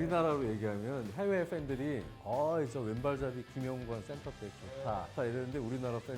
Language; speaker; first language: Korean; native; Korean